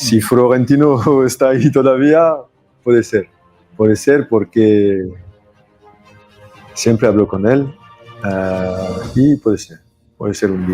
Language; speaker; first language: Spanish; non-native, fluent; French